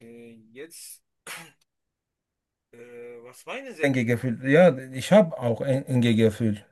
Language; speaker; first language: German; non-native, learner; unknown